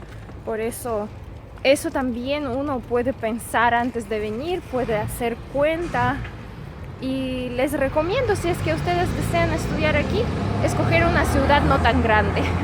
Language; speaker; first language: Spanish; non-native, fluent; Russian